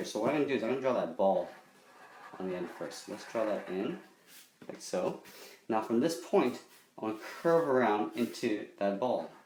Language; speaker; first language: English; native; English